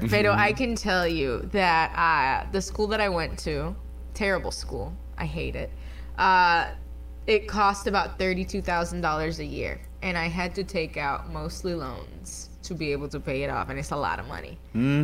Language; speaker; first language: English; early bilingual, other home language; Spanish